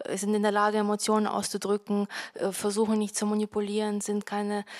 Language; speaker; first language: German; non-native, fluent; Ukrainian